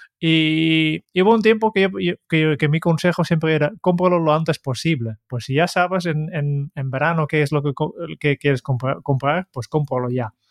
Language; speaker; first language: Spanish; non-native, fluent; Dutch